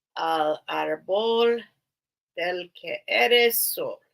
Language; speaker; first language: Spanish; non-native, learner; English